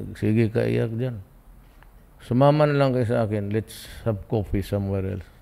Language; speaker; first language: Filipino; non-native, local second language; Cebuano